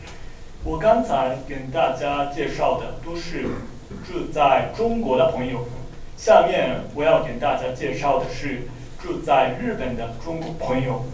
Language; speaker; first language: Chinese; non-native, learner; Japanese